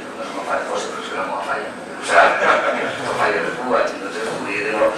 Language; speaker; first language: Spanish; non-native, local second language; Catalan